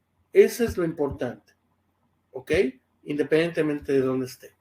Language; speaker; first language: Spanish; native; Spanish